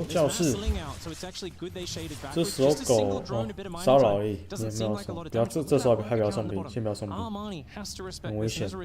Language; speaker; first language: Chinese; native; Chinese